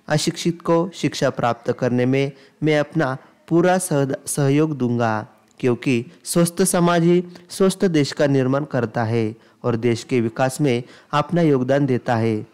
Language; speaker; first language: Hindi; non-native, local second language; Marathi